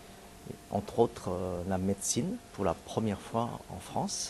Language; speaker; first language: French; non-native, fluent; Korean